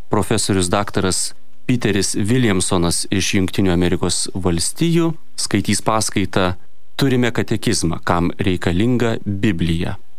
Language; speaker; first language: Lithuanian; native; Lithuanian